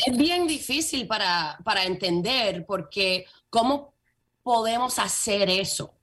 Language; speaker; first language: Spanish; early bilingual, heritage; Spanish